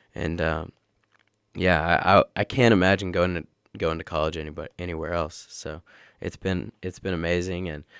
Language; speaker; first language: English; native; English